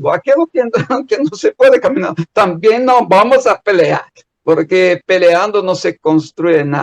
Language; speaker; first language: Spanish; non-native, fluent; Portuguese